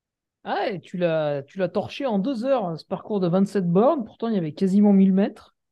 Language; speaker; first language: French; native; French